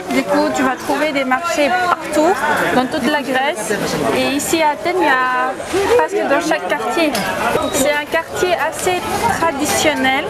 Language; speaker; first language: French; early bilingual, heritage; French